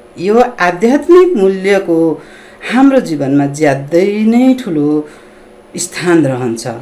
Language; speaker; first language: Nepali; native; Nepali